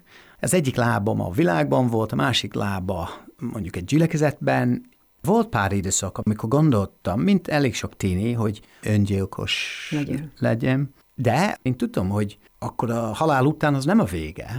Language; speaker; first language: Hungarian; non-native, fluent; English